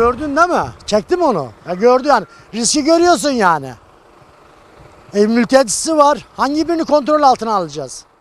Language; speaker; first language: Turkish; native; Turkish